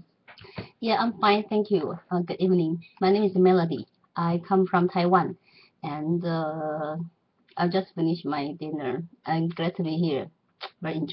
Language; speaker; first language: English; non-native, learner; Chinese